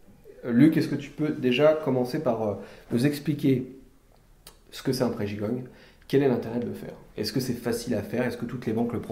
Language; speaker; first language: French; native; French